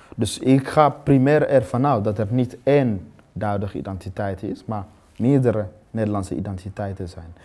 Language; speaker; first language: Dutch; non-native, fluent; Swahili